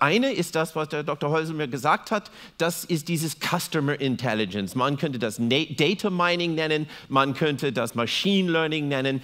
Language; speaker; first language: German; non-native, fluent; English